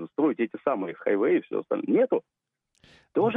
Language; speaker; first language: Russian; native; Russian